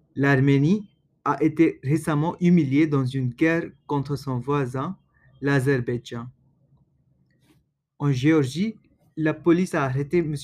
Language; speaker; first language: French; non-native, learner; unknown